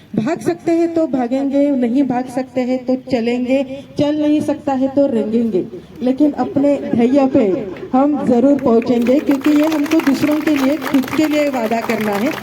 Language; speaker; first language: Hindi; non-native, local second language; Marathi